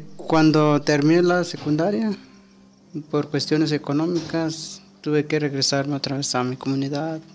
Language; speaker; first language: Spanish; non-native, local second language; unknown